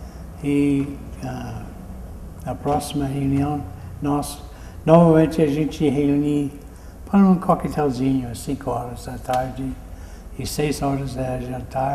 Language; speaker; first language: Portuguese; non-native, fluent; English